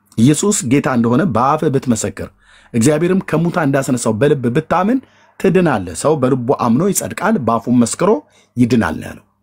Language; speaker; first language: Amharic; native; Amharic